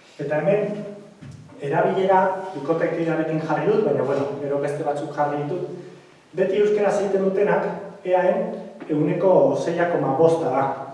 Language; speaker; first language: Basque; native; Basque